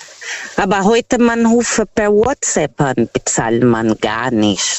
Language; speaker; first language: German; non-native, learner; Portuguese